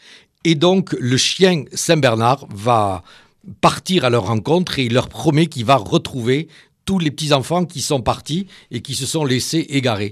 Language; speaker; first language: French; native; French